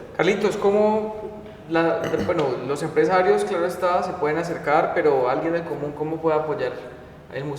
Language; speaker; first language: Spanish; native; Spanish